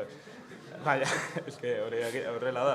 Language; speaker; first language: Basque; non-native, local second language; Spanish